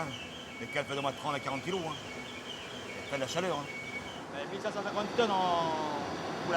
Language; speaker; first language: French; native; French